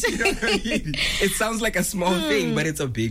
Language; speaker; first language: English; non-native, local second language; Tswana